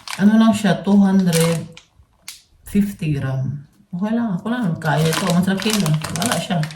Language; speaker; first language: Filipino; non-native, local second language; Cebuano